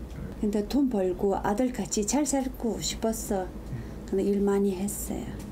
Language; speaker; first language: Korean; non-native, learner; Mongolian